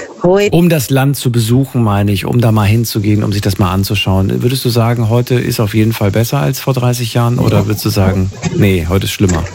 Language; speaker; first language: German; native; German